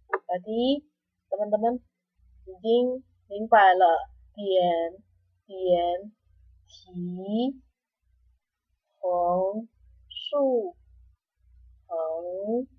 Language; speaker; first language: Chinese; non-native, fluent; Indonesian